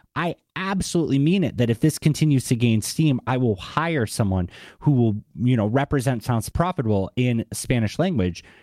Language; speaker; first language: English; native; English